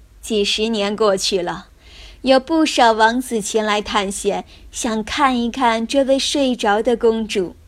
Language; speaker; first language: Chinese; native; Chinese